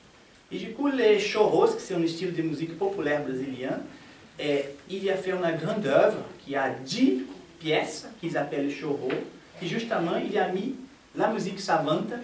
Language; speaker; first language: French; non-native, fluent; Portuguese